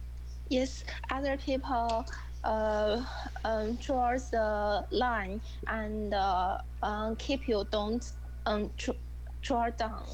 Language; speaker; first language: English; non-native, learner; Chinese